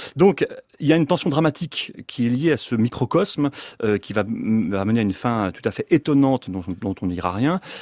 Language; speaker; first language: French; native; French